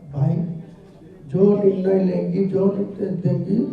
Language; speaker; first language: Hindi; non-native, local second language; Bangla